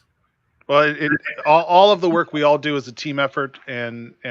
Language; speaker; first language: English; native; English